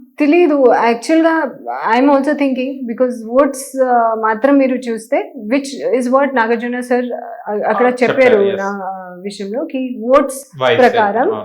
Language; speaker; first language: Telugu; non-native, learner; Hindi